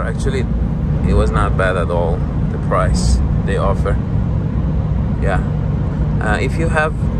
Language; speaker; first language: English; non-native, fluent; Persian